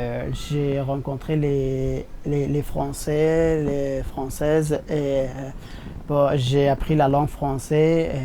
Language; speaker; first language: French; non-native, learner; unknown